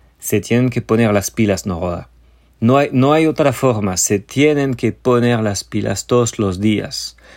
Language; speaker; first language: Spanish; non-native, fluent; French